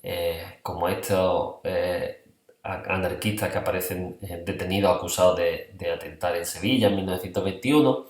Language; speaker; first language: Spanish; native; Spanish